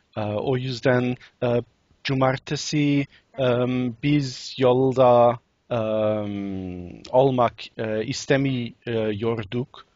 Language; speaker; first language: Turkish; non-native, learner; English